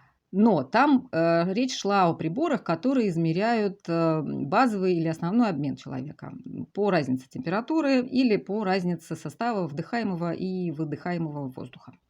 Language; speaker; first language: Russian; native; Russian